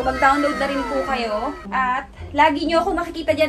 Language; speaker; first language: Filipino; native; Filipino